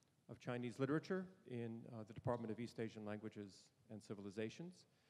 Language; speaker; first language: English; native; English